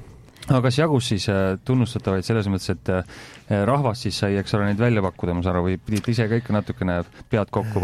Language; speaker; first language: Estonian; native; Estonian